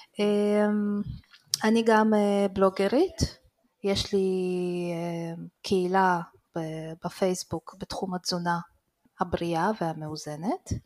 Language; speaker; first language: Hebrew; early bilingual, other home language; Russian